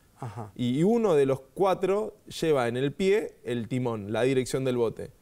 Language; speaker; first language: Spanish; native; Spanish